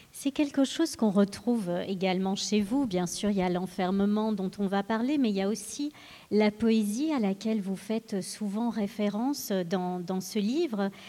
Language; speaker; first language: French; native; French